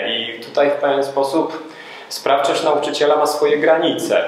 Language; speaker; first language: Polish; native; Polish